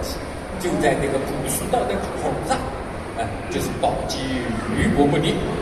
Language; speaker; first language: Chinese; native; Chinese